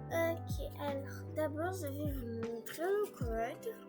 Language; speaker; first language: French; native; French